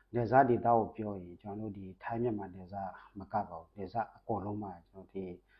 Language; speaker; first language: Burmese; non-native, local second language; S'gaw Karen